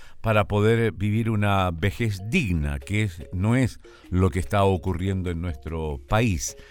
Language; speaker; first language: Spanish; native; Spanish